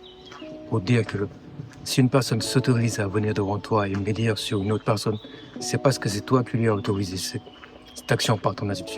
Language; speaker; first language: French; non-native, local second language; Wolof